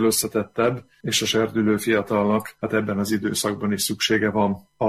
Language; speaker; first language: Hungarian; native; Hungarian